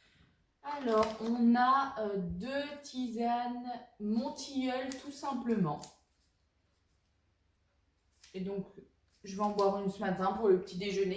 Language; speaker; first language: French; native; French